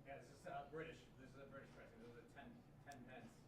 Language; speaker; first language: English; native; English